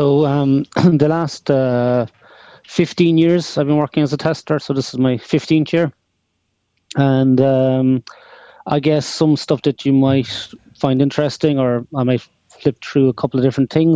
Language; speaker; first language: English; native; English